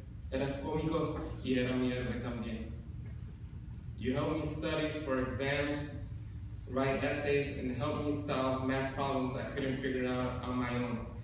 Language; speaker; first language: English; early bilingual, other home language; Spanish